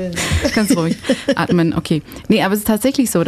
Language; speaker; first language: German; non-native, fluent; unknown